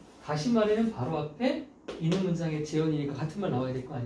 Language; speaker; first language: Korean; native; Korean